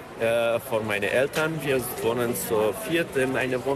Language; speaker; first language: German; non-native, learner; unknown